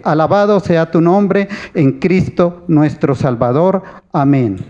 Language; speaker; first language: Spanish; native; Spanish